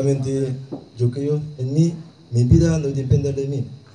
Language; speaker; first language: Spanish; non-native, learner; Haitian Creole